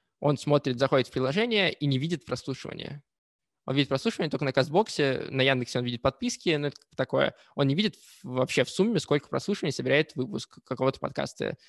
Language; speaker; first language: Russian; native; Russian